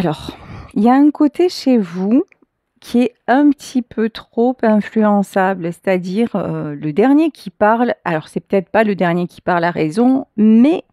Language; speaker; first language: French; native; French